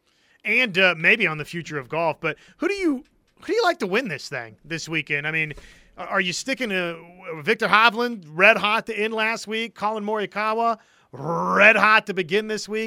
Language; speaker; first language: English; native; English